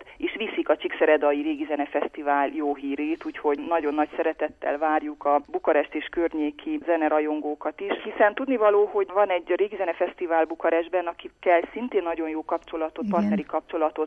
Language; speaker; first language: Hungarian; native; Hungarian